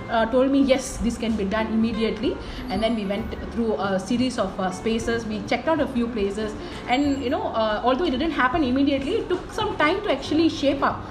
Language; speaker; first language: English; non-native, local second language; Tamil